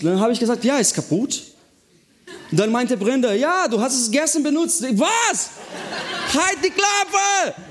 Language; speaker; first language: German; non-native, fluent; Portuguese